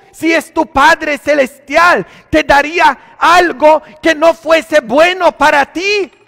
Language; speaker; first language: Spanish; non-native, fluent; Polish